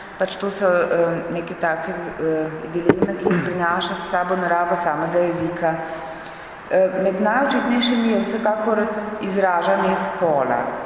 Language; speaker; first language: Slovenian; native; Slovenian